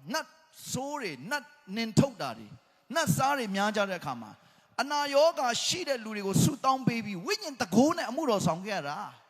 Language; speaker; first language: Burmese; non-native, local second language; Hakha Chin